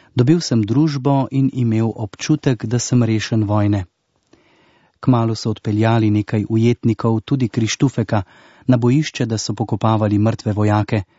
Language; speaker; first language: Slovenian; native; Slovenian